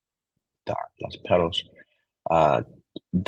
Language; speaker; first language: Spanish; non-native, learner; English